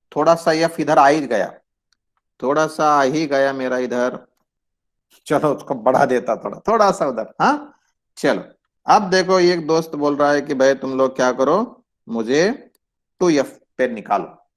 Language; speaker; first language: Hindi; non-native, local second language; Marathi